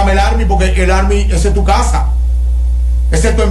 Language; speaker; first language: Spanish; native; Spanish